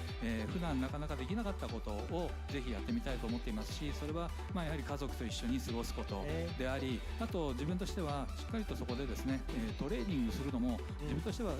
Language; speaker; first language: Japanese; native; Japanese